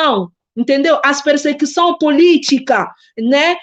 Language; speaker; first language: Portuguese; non-native, fluent; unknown